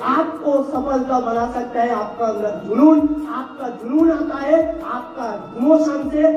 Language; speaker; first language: Hindi; non-native, local second language; Bangla